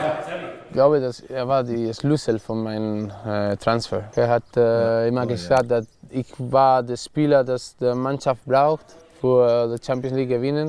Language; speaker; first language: German; non-native, learner; Spanish